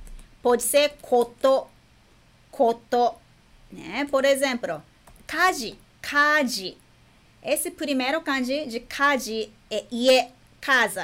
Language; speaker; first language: Portuguese; non-native, fluent; Japanese